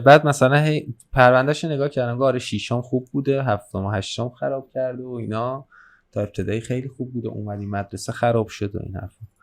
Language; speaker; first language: Persian; native; Persian